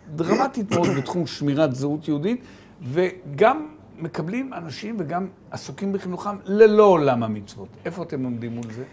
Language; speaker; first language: Hebrew; native; Hebrew